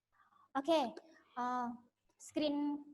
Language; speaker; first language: English; non-native, learner; Indonesian